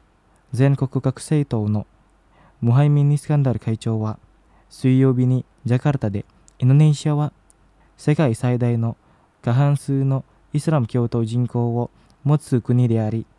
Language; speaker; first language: Japanese; non-native, fluent; Indonesian